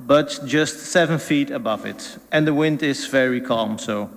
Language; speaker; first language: English; non-native, fluent; Dutch